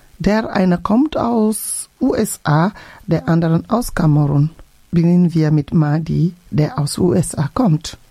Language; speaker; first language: German; non-native, fluent; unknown